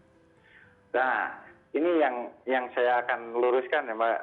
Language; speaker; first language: Indonesian; native; Indonesian